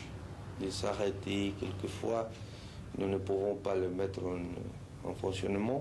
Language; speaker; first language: French; non-native, learner; Spanish